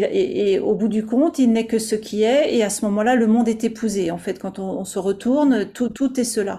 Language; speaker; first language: French; native; French